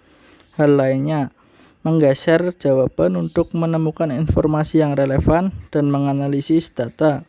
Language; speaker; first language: Indonesian; native; Indonesian